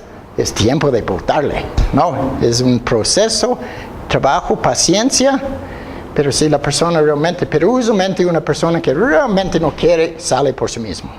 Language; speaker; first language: Spanish; non-native, fluent; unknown